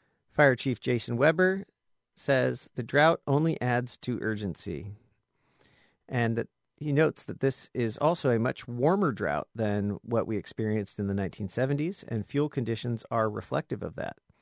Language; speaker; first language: English; native; English